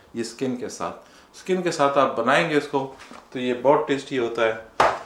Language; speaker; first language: Urdu; non-native, local second language; Pashto